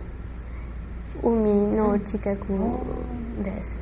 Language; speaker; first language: Japanese; non-native, learner; Spanish